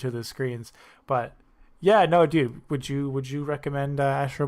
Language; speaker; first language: English; native; English